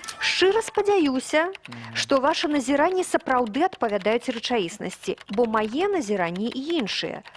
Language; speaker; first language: Belarusian; native; Belarusian